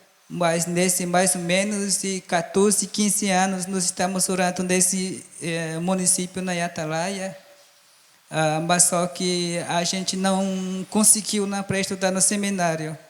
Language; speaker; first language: Portuguese; non-native, local second language; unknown